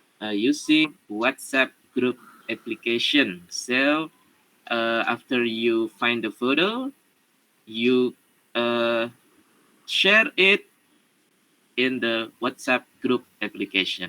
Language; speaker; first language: English; non-native, learner; Indonesian